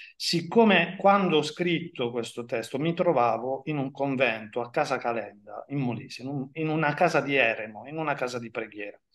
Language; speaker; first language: Italian; native; Italian